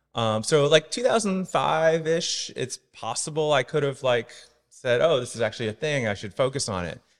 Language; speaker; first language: English; native; English